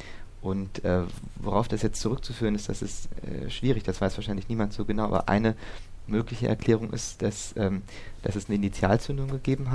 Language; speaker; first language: German; native; German